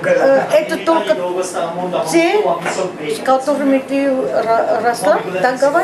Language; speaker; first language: Russian; non-native, learner; Armenian